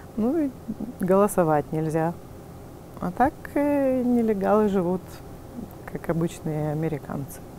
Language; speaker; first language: Russian; native; Russian